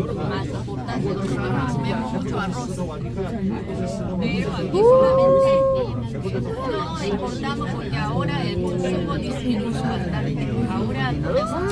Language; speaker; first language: Spanish; non-native, fluent; Korean